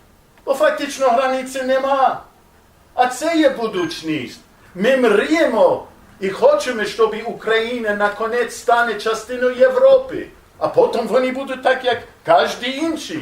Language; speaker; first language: Ukrainian; non-native, learner; English